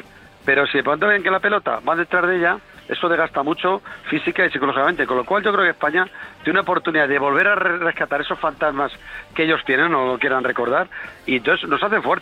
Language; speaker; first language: Spanish; native; Spanish